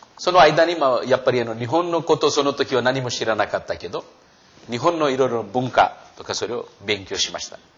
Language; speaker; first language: Japanese; non-native, fluent; Hindi